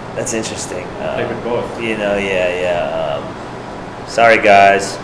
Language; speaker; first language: English; native; English